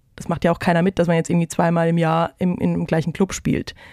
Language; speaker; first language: German; native; German